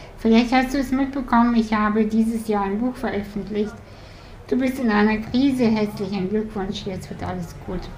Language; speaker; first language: German; early bilingual, other home language; Russian